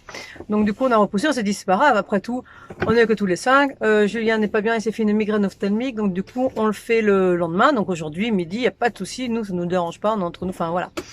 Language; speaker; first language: French; native; French